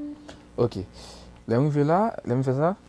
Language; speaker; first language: French; non-native, learner; Haitian Creole